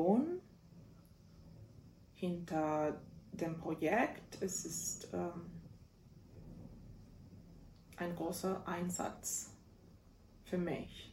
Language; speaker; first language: German; non-native, fluent; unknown